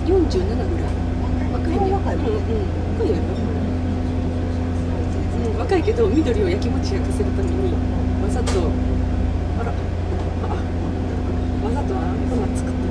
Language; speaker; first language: Japanese; native; Japanese